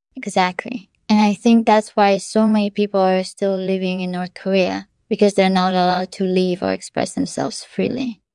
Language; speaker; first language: English; non-native, fluent; Korean